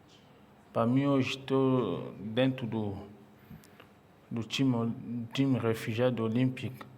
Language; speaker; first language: Portuguese; non-native, learner; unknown